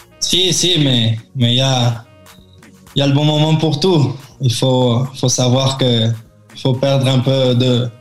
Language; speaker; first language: French; early bilingual, heritage; French